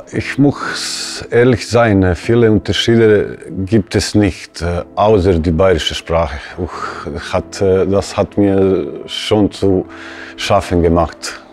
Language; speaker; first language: German; non-native, fluent; Bosnian